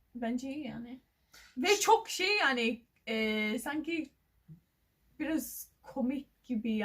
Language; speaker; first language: Turkish; non-native, learner; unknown